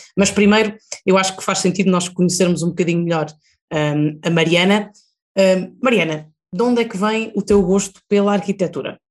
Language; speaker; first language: Portuguese; native; Portuguese